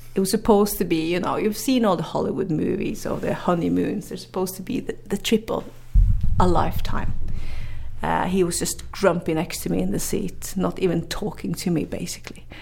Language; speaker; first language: English; non-native, fluent; Norwegian